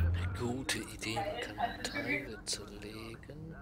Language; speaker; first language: German; native; German